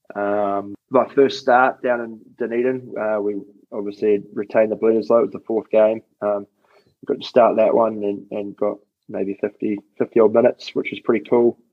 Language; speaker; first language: English; native; English